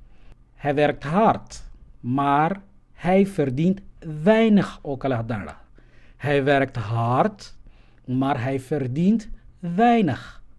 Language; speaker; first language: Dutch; non-native, fluent; Somali